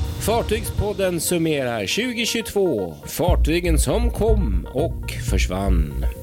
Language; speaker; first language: Swedish; native; Swedish